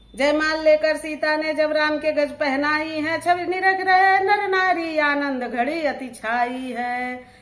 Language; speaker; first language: Hindi; native; Hindi